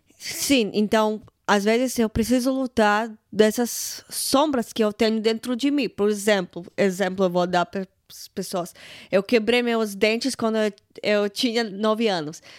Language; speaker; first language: Portuguese; non-native, fluent; Russian